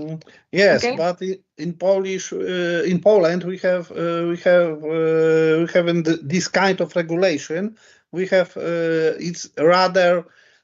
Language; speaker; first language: English; non-native, learner; Polish